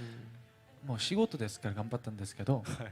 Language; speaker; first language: Japanese; non-native, learner; Korean